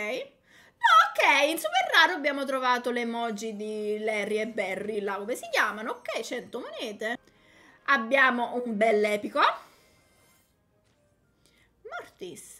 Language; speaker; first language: Italian; native; Italian